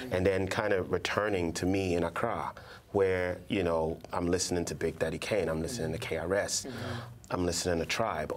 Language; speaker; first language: English; non-native, local second language; Akan